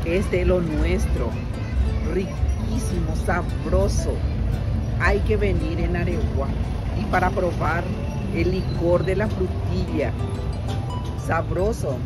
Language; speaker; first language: Spanish; non-native, local second language; Guarani